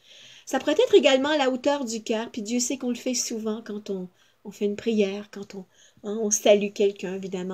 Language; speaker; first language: French; native; French